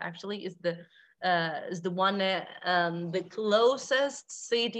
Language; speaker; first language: English; non-native, fluent; Arabic